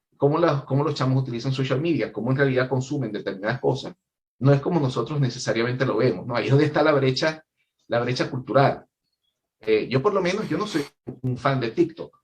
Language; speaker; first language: Spanish; native; Spanish